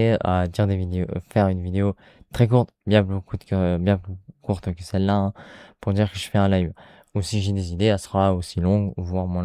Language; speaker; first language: French; native; French